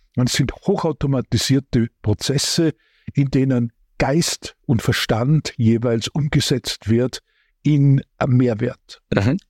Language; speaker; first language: German; native; German